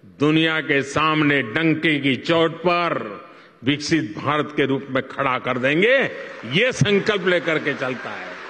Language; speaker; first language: Hindi; non-native, local second language; Gujarati